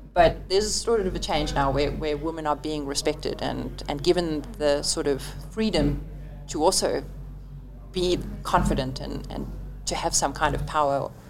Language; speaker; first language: English; native; English